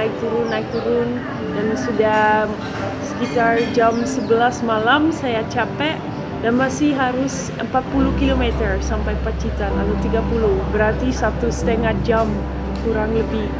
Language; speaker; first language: Indonesian; non-native, fluent; Dutch